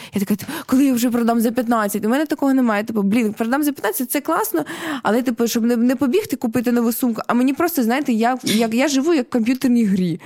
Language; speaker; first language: Ukrainian; non-native, local second language; Russian